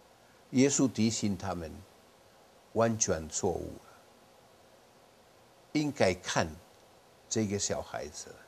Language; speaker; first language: Chinese; non-native, fluent; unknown